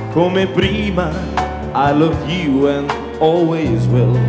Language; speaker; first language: English; non-native, fluent; Italian